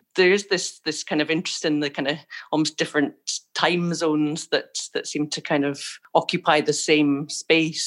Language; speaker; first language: English; native; English